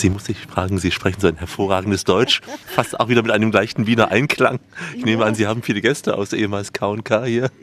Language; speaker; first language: German; native; German